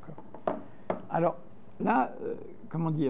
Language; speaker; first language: French; native; French